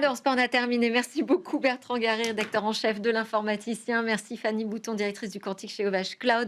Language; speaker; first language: French; native; French